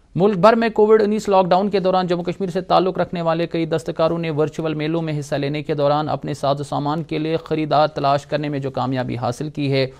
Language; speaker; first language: Urdu; non-native, local second language; Kashmiri